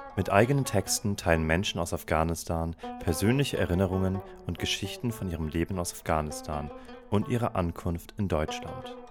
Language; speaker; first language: German; native; German